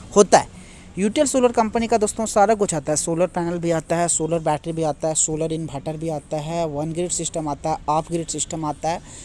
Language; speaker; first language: Hindi; native; Hindi